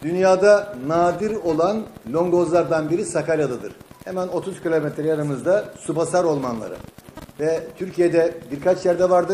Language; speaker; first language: Turkish; native; Turkish